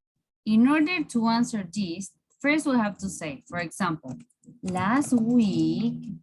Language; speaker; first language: English; non-native, fluent; Spanish